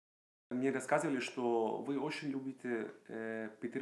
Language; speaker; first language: Russian; non-native, fluent; Greek